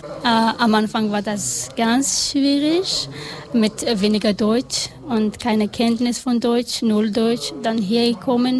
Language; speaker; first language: German; non-native, learner; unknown